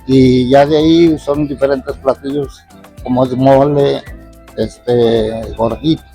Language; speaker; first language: Spanish; native; Spanish